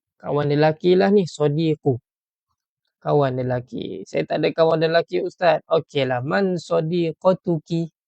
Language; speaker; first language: Malay; native; Malay